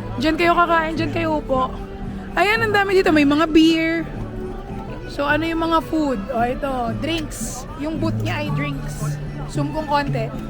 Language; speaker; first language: Filipino; native; Filipino